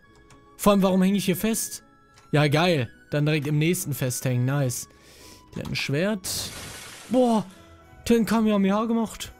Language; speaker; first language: German; native; German